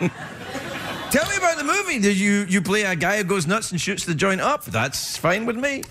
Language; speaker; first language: English; native; English